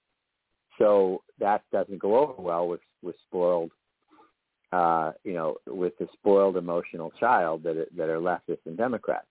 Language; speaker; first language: English; native; English